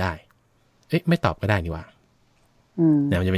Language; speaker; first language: Thai; native; Thai